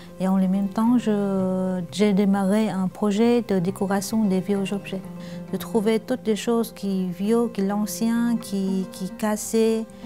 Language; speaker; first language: French; non-native, learner; Vietnamese